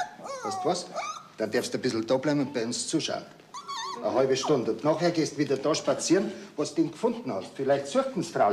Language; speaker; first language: German; native; German